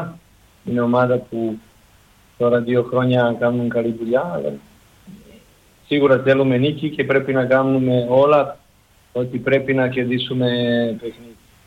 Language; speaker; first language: Greek; non-native, learner; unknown